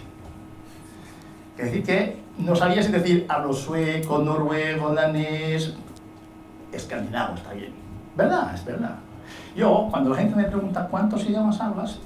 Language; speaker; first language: Spanish; non-native, fluent; Italian